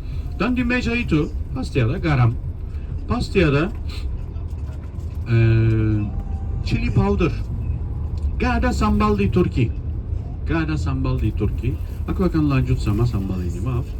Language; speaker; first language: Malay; non-native, fluent; Turkish